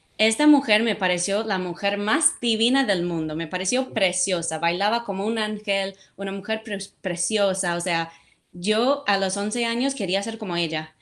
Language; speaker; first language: Spanish; non-native, fluent; English